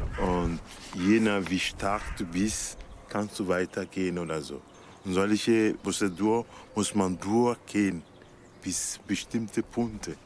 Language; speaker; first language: German; non-native, learner; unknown